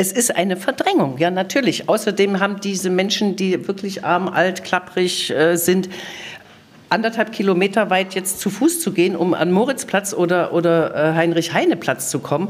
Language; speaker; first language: German; native; German